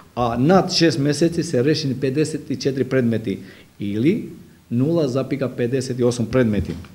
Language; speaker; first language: Macedonian; non-native, local second language; Albanian